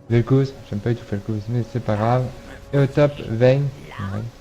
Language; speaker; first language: French; native; French